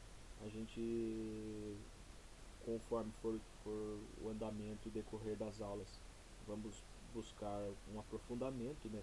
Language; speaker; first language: Portuguese; native; Portuguese